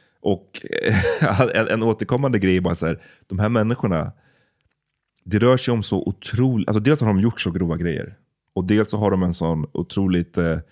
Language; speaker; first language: Swedish; native; Swedish